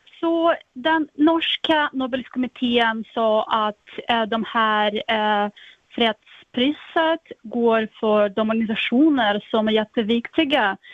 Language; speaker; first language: Swedish; non-native, fluent; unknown